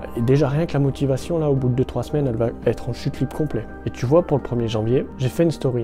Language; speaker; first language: French; native; French